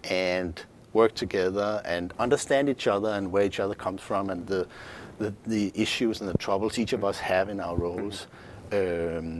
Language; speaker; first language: English; non-native, fluent; Danish